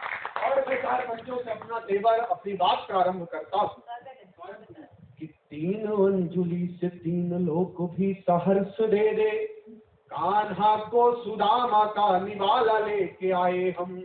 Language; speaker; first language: Hindi; native; Hindi